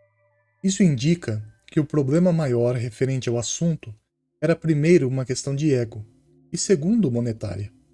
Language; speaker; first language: Portuguese; native; Portuguese